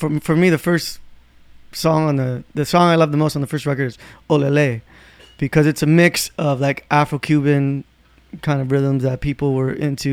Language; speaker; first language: English; native; English